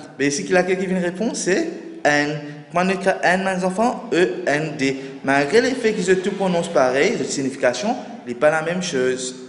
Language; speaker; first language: French; non-native, local second language; Morisyen